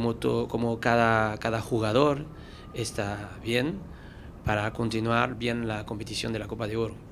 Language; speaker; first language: Spanish; non-native, learner; French